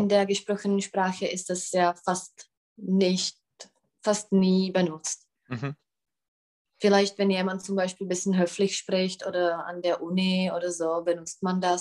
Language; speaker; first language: German; non-native, fluent; Czech